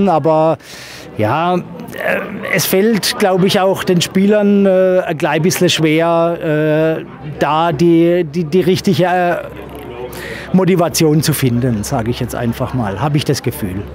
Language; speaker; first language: German; native; German